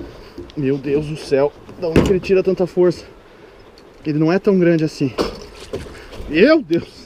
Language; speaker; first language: Portuguese; native; Portuguese